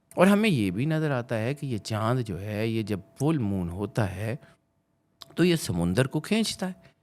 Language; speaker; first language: Urdu; non-native, local second language; Punjabi